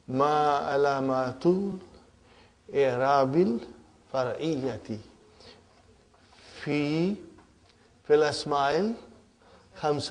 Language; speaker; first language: Arabic; non-native, fluent; Urdu